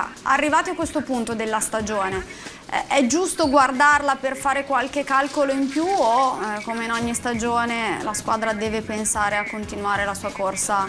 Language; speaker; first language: Italian; native; Italian